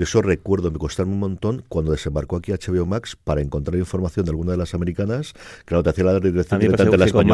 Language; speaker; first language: Spanish; native; Spanish